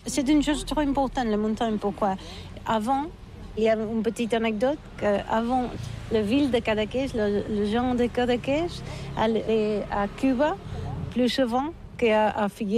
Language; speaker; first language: French; non-native, learner; Catalan